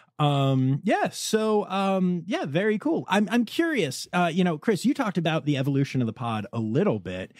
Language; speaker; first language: English; native; English